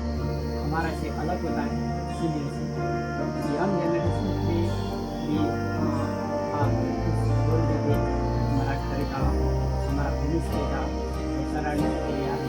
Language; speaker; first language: Hindi; non-native, local second language; Nepali